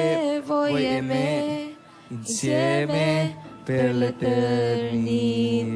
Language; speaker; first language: Italian; non-native, learner; Filipino